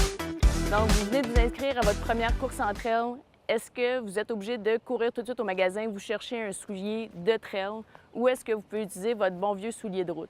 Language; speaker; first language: French; native; French